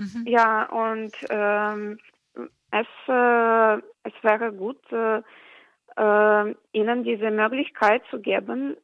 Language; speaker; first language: German; non-native, fluent; Russian